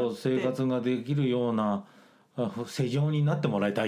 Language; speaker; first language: Japanese; native; Japanese